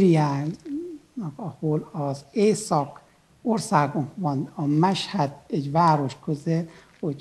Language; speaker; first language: Hungarian; non-native, learner; Persian